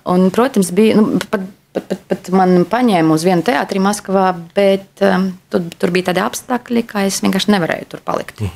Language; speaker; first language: Latvian; non-native, local second language; Russian